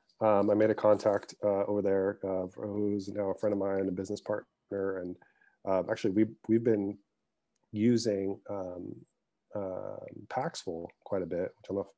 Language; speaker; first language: English; early bilingual, other home language; Arabic